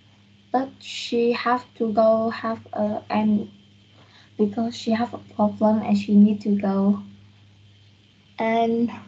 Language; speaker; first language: English; non-native, learner; Vietnamese